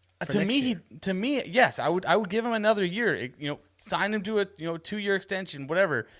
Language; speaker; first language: English; native; English